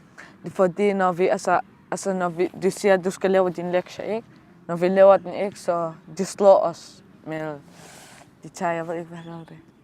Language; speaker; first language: Danish; early bilingual, other home language; Arabic